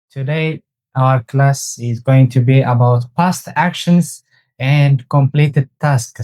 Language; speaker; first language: English; non-native, fluent; Tigrinya